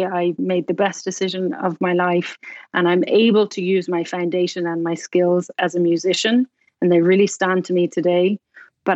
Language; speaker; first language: English; native; English